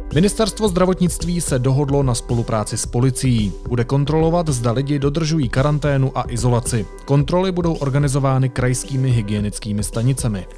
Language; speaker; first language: Czech; native; Czech